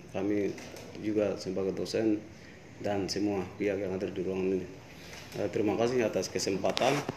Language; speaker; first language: Indonesian; non-native, local second language; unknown